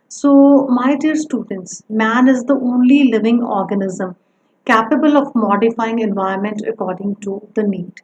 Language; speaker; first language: English; non-native, local second language; Punjabi